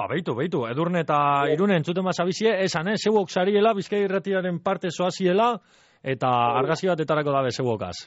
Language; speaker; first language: Basque; native; Basque